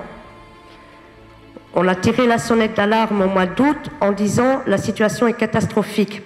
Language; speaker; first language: French; native; French